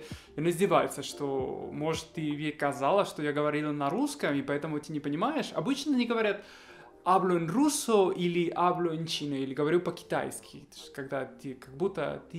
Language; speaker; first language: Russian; non-native, fluent; Spanish